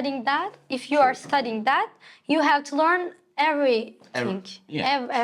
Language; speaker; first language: English; non-native, learner; Turkish